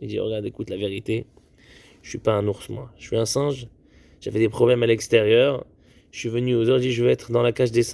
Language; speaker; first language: French; native; French